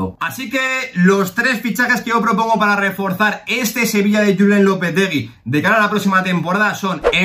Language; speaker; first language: Spanish; native; Spanish